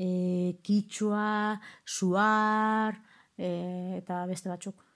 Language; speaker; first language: Basque; non-native, local second language; Spanish